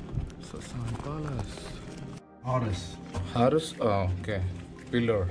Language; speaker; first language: English; non-native, local second language; Malayalam